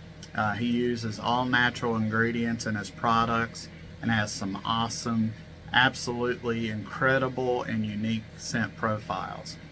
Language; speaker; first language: English; native; English